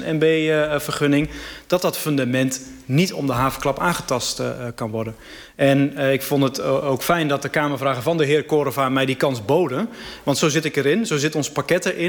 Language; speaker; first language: Dutch; native; Dutch